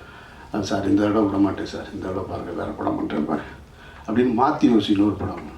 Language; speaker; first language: Tamil; native; Tamil